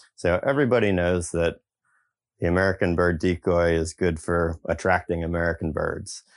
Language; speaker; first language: English; native; English